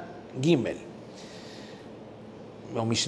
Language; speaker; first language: Portuguese; non-native, fluent; Spanish